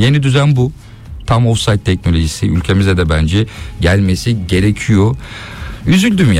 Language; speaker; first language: Turkish; native; Turkish